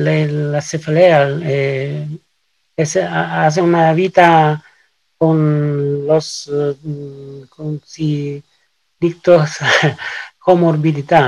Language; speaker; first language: Spanish; non-native, learner; Italian